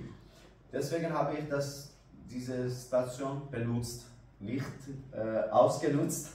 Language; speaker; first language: German; non-native, learner; Kurdish